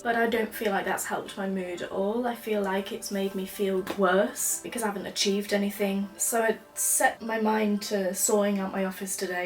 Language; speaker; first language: English; native; English